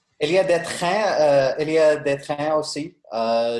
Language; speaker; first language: French; non-native, learner; Arabic